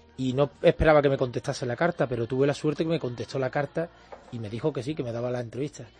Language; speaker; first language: Spanish; native; Spanish